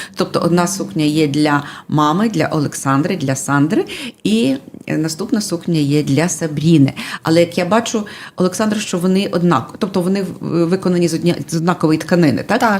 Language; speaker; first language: Ukrainian; native; Ukrainian